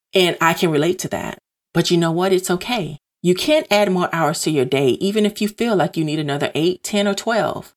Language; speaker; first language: English; native; English